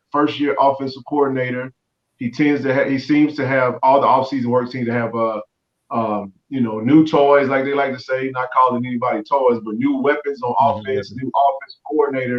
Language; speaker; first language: English; native; English